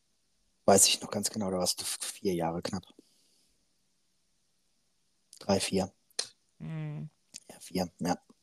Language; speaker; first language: German; native; German